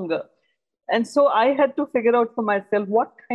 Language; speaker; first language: English; non-native, local second language; Hindi